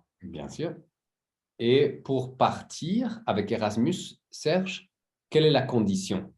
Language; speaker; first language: French; native; French